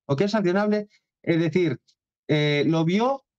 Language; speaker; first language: Spanish; non-native, local second language; Galician